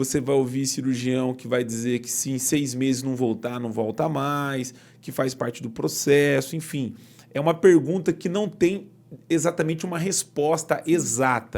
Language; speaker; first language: Portuguese; native; Portuguese